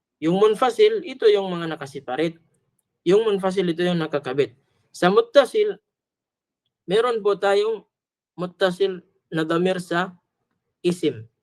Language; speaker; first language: Filipino; native; Filipino